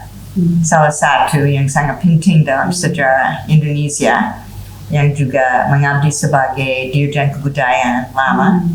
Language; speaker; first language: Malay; non-native, fluent; English